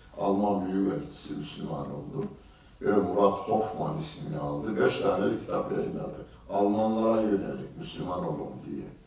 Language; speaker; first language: Turkish; native; Turkish